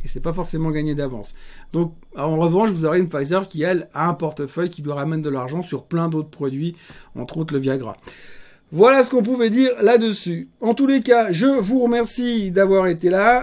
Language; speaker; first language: French; native; French